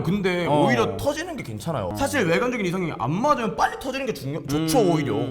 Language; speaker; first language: Korean; native; Korean